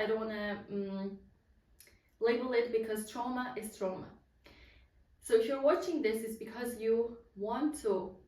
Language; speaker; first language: English; non-native, fluent; Polish